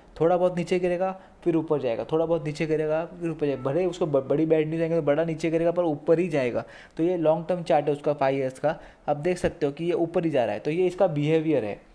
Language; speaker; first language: Hindi; native; Hindi